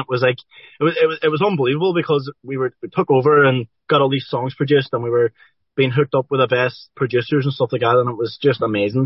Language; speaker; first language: English; native; English